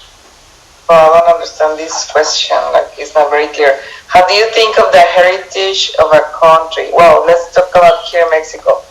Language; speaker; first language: English; non-native, fluent; Spanish